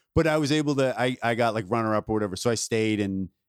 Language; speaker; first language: English; native; English